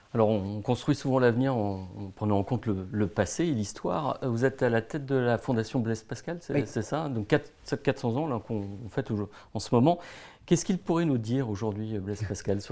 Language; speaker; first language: French; native; French